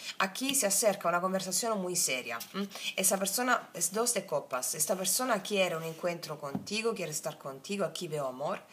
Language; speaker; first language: Spanish; non-native, fluent; Italian